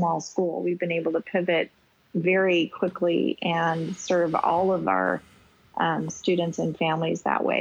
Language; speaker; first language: English; native; English